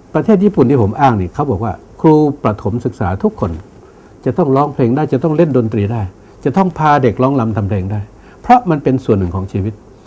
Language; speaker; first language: Thai; non-native, local second language; Northeastern Thai